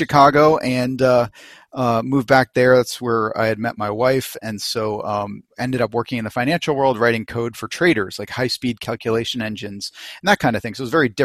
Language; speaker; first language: English; native; English